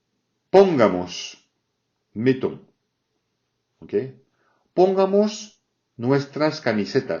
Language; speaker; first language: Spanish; non-native, fluent; French